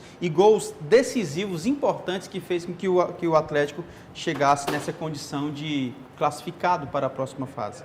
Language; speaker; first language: Portuguese; native; Portuguese